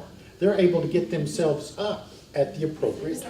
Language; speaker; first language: English; native; English